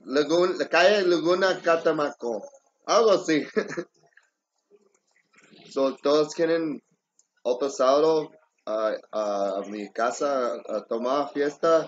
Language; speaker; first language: Spanish; early bilingual, heritage; English